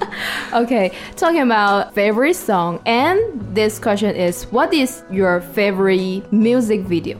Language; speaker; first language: English; non-native, fluent; Chinese